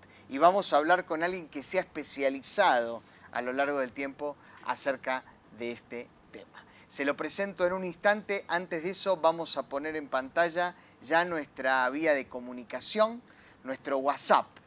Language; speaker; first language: Spanish; native; Spanish